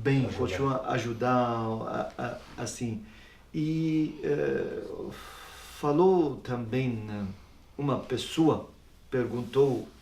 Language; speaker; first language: Portuguese; non-native, learner; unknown